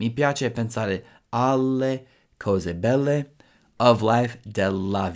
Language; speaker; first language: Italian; non-native, fluent; English